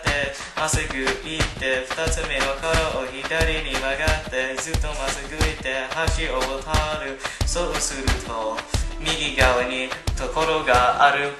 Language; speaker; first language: Japanese; non-native, learner; English